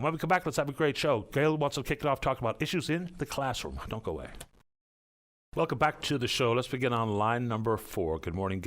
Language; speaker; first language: English; native; English